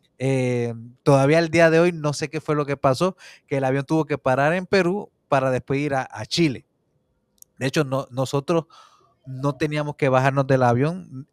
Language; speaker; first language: Spanish; native; Spanish